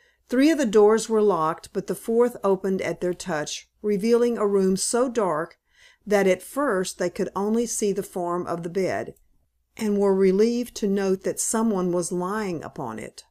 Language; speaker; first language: English; native; English